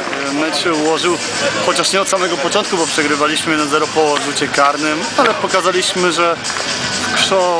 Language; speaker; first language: Polish; native; Polish